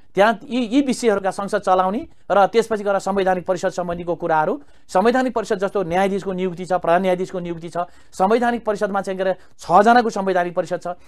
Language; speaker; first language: Nepali; native; Nepali